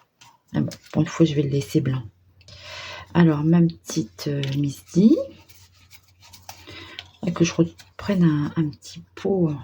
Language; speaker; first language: French; native; French